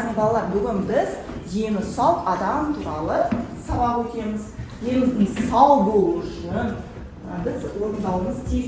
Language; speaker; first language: Kazakh; native; Kazakh